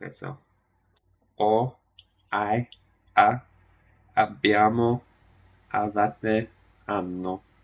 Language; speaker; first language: Italian; non-native, learner; English